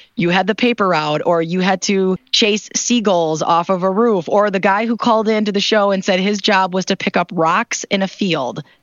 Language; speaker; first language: English; native; English